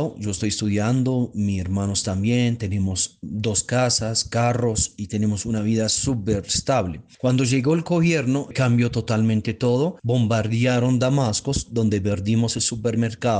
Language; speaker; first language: Spanish; non-native, fluent; Arabic